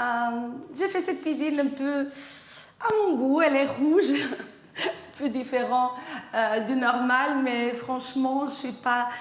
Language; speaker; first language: French; non-native, fluent; Portuguese